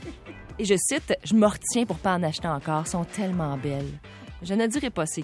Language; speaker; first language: French; native; French